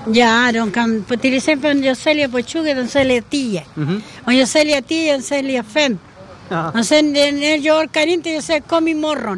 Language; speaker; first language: Swedish; non-native, learner; Spanish